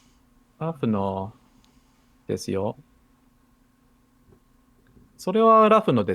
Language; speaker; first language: Japanese; non-native, learner; English